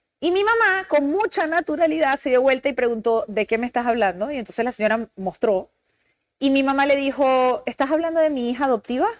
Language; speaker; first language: Spanish; native; Spanish